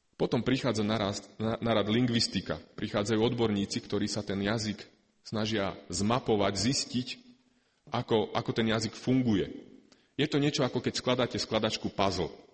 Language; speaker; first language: Slovak; native; Slovak